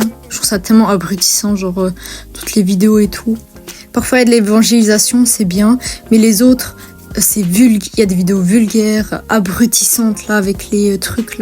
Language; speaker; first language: French; native; French